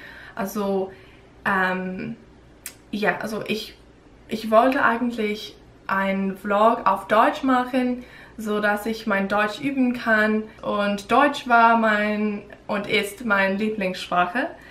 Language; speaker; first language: German; non-native, learner; English